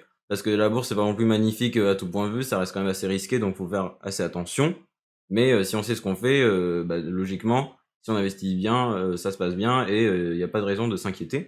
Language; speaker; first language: French; native; French